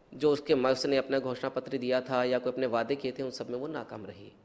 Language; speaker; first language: Hindi; native; Hindi